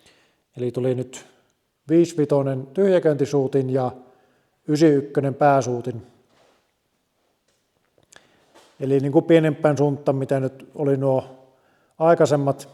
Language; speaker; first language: Finnish; native; Finnish